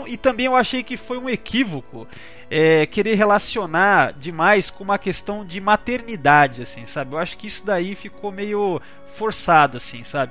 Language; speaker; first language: Portuguese; native; Portuguese